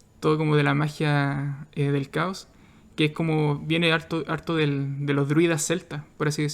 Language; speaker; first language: Spanish; native; Spanish